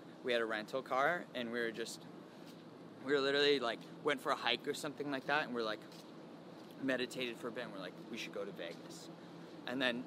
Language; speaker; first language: English; native; English